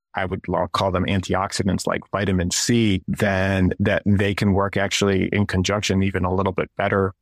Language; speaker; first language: English; early bilingual, other home language; Russian